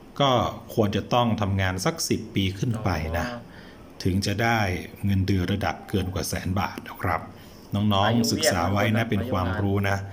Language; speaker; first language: Thai; native; Thai